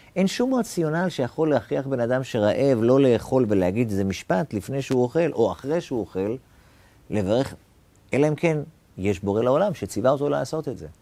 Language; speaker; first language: Hebrew; native; Hebrew